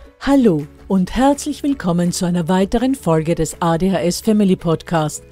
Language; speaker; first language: German; native; German